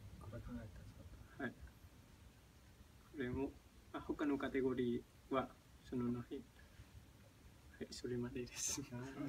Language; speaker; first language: Japanese; non-native, learner; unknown